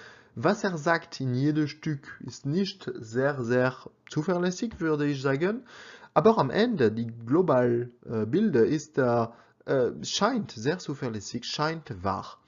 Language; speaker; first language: German; non-native, learner; French